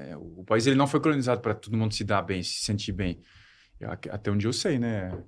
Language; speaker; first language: Portuguese; non-native, fluent; French